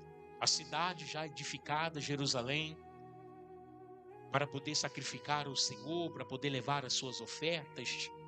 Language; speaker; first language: Portuguese; native; Portuguese